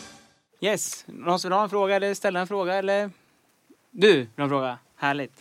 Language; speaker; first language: Swedish; native; Swedish